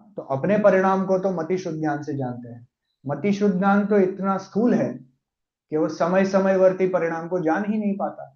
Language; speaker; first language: Hindi; non-native, local second language; Gujarati